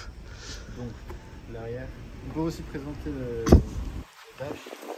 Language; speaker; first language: French; non-native, fluent; Japanese